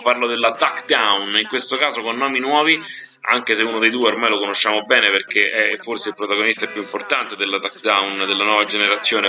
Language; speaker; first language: Italian; native; Italian